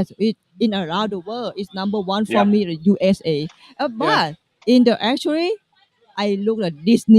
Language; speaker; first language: English; non-native, learner; Thai